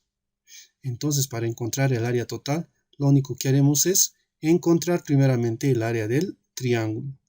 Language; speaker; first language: Spanish; native; Spanish